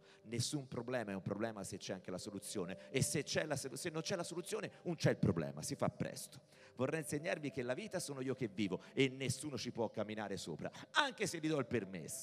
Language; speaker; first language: Italian; native; Italian